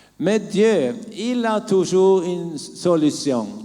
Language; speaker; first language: French; non-native, learner; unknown